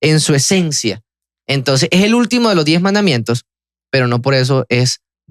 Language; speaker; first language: Spanish; native; Spanish